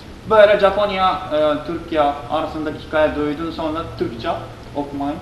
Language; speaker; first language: Turkish; non-native, fluent; Japanese